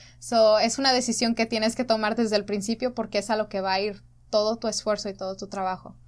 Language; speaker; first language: Spanish; early bilingual, other home language; English